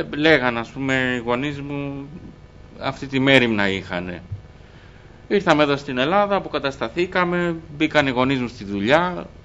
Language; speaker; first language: Greek; early bilingual, other home language; Albanian